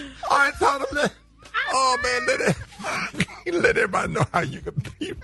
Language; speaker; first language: English; native; English